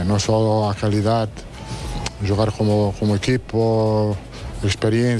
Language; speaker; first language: Portuguese; non-native, fluent; Italian